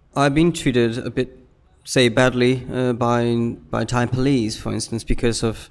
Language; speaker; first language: English; non-native, fluent; Burmese